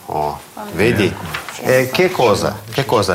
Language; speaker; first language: Italian; non-native, fluent; Russian